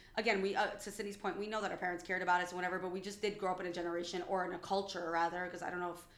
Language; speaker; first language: English; early bilingual, other home language; Albanian